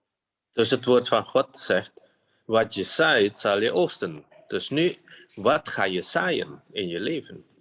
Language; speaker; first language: Dutch; non-native, fluent; Indonesian